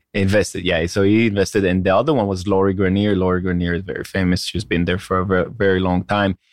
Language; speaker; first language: English; non-native, fluent; Hebrew